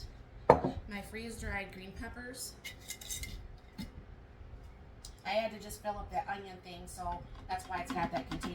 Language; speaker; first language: English; native; English